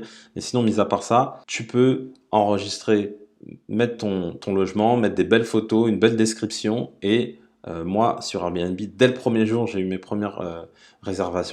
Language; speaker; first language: French; native; French